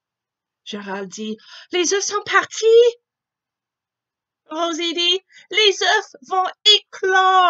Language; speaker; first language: French; non-native, fluent; English